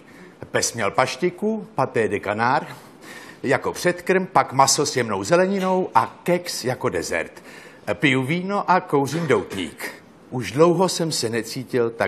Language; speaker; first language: Czech; native; Czech